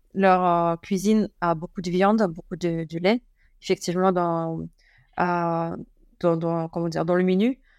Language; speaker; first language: French; early bilingual, other home language; German